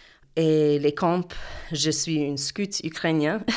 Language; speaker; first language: French; non-native, learner; English